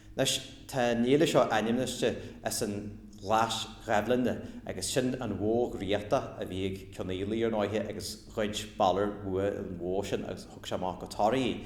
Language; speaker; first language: Irish; native; Irish